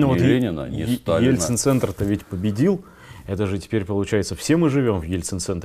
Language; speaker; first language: Russian; native; Russian